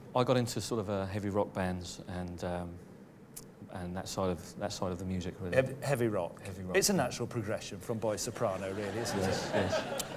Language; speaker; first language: English; native; English